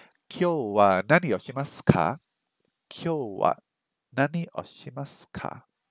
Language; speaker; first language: Japanese; non-native, learner; English